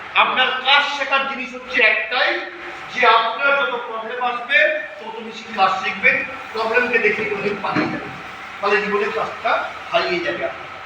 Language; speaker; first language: Bangla; early bilingual, heritage; Bangla